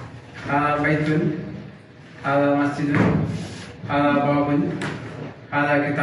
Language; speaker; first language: Arabic; non-native, learner; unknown